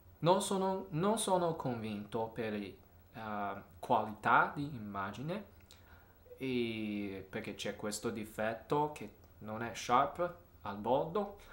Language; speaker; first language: Italian; non-native, learner; English